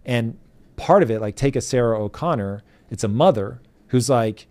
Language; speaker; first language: English; native; English